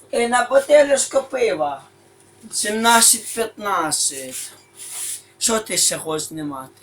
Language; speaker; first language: Ukrainian; native; Ukrainian